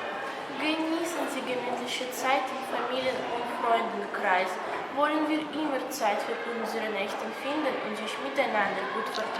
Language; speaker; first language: German; non-native, fluent; Russian